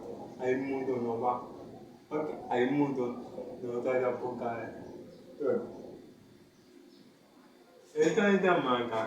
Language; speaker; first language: Spanish; non-native, learner; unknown